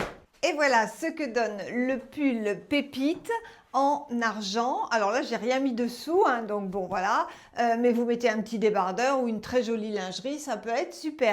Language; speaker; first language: French; native; French